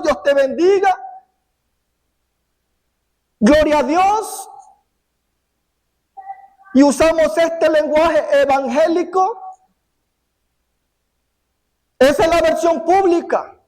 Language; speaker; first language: Spanish; native; Spanish